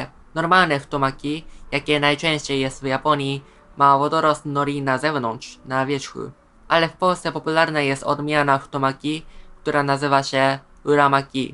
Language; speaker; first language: Polish; non-native, fluent; Japanese